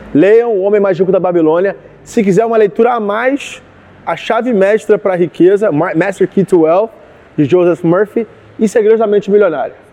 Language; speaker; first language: Portuguese; native; Portuguese